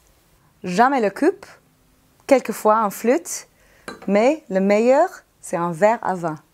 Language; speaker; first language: French; non-native, fluent; English